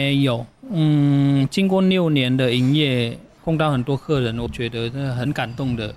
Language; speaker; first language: Chinese; non-native, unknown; Vietnamese